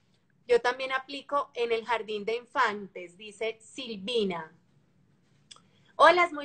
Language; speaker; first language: Spanish; native; Spanish